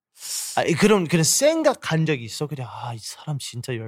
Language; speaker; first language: Korean; early bilingual, heritage; English